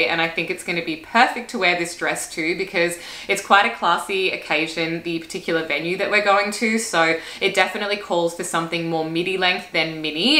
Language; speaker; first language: English; native; English